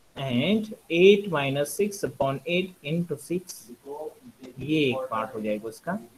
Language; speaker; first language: Hindi; non-native, local second language; Marathi